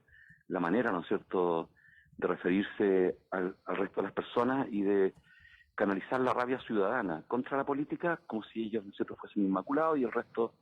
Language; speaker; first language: Spanish; native; Spanish